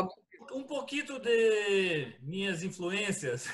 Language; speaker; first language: Spanish; non-native, learner; Portuguese